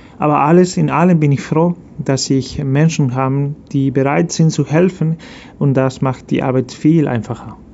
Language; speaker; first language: German; early bilingual, heritage; Spanish